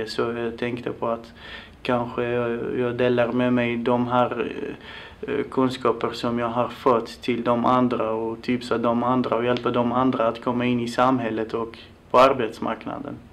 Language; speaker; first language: Swedish; non-native, fluent; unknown